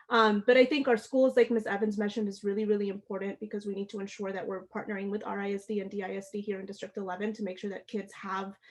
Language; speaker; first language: English; early bilingual, other home language; Amharic